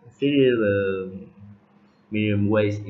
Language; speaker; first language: English; non-native, learner; Vietnamese